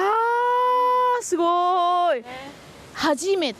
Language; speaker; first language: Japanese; non-native, fluent; Korean